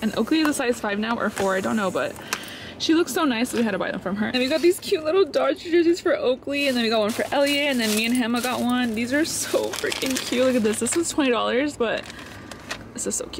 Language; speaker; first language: English; early bilingual, other home language; Spanish